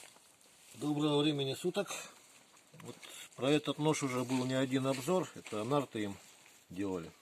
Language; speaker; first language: Russian; native; Russian